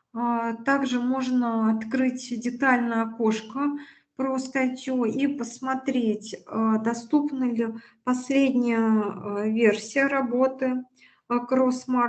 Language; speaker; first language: Russian; native; Russian